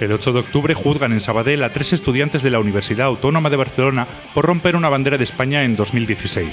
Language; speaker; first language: Spanish; native; Spanish